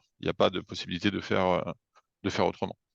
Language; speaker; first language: French; native; French